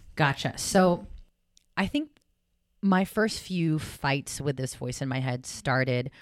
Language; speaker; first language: English; native; English